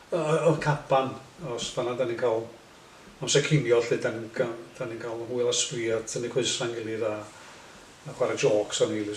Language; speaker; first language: Welsh; native; Welsh